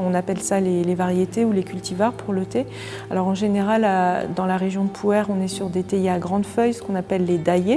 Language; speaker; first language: French; native; French